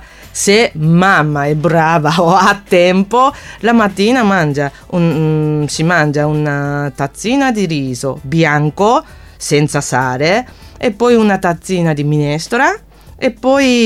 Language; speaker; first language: Italian; non-native, fluent; Japanese